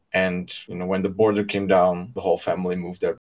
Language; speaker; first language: English; non-native, fluent; Czech